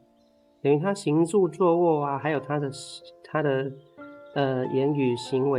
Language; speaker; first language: Chinese; native; Chinese